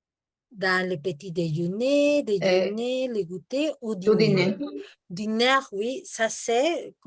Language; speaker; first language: French; non-native, fluent; Spanish